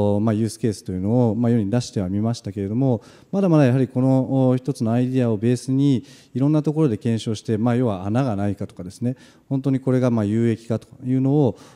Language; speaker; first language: Japanese; native; Japanese